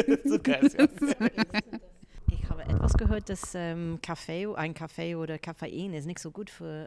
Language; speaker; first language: German; non-native, fluent; English